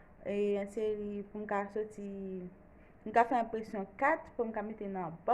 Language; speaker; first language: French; non-native, local second language; Haitian Creole